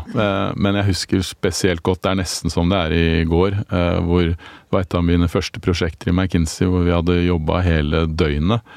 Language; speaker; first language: Norwegian; native; Norwegian